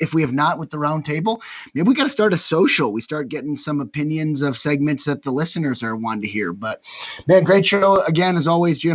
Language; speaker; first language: English; native; English